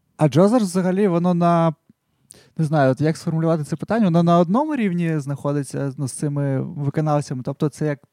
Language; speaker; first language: Ukrainian; non-native, local second language; Russian